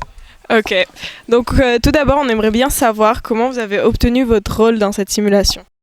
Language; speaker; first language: French; non-native, fluent; Greek